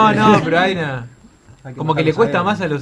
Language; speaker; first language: Spanish; native; Spanish